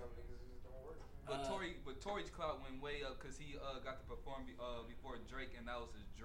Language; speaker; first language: English; native; English